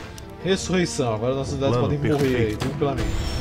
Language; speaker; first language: Portuguese; native; Portuguese